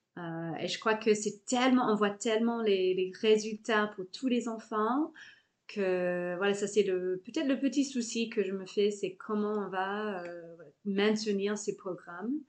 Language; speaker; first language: French; non-native, fluent; English